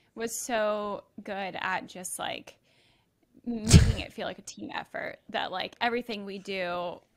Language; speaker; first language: English; native; English